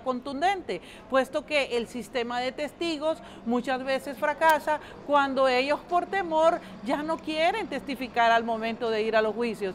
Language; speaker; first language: Spanish; native; Spanish